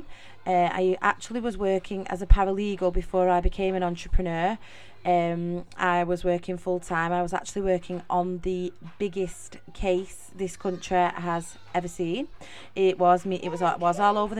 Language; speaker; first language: English; native; English